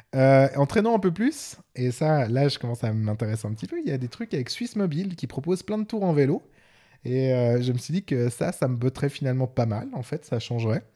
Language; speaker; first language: French; native; French